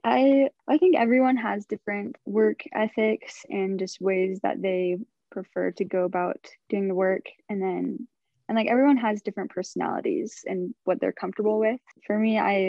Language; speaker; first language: English; native; English